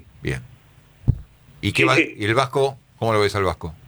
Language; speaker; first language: Spanish; native; Spanish